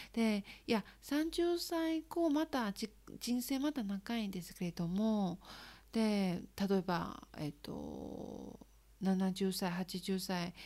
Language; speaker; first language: Japanese; non-native, learner; Chinese